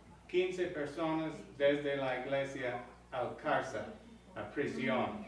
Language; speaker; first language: Spanish; non-native, learner; English